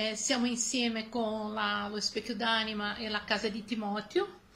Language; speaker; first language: Italian; non-native, fluent; Portuguese